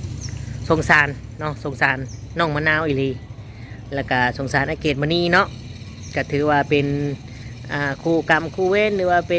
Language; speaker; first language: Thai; non-native, local second language; Lao